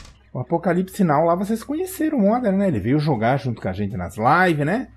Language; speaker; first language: Portuguese; native; Portuguese